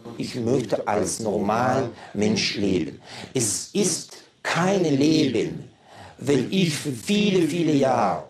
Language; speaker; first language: German; non-native, fluent; Chechen